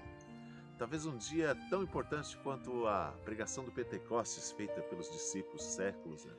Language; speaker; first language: Portuguese; native; Portuguese